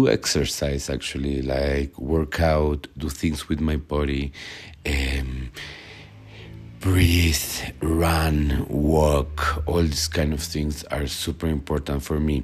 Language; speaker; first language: English; non-native, learner; Spanish